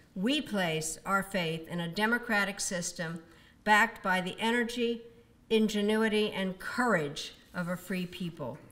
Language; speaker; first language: English; early bilingual, other home language; Czech